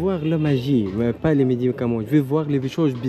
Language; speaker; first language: French; non-native, learner; Arabic